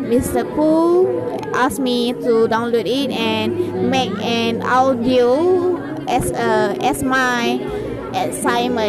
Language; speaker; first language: English; non-native, local second language; Malay